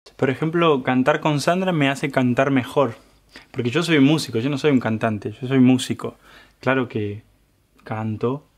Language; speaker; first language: Spanish; native; Spanish